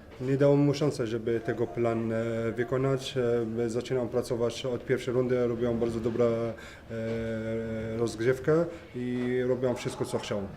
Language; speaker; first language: Polish; non-native, learner; French